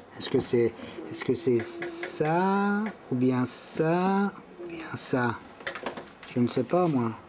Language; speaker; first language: French; native; French